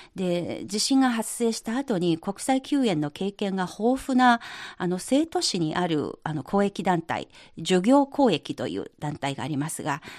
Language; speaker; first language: Japanese; non-native, fluent; Chinese